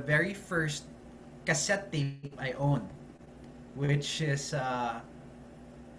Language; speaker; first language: English; non-native, local second language; Filipino